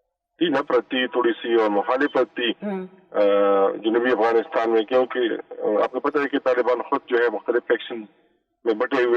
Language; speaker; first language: Hindi; non-native, local second language; Pashto